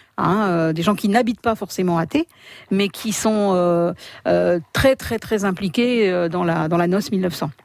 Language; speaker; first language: French; native; French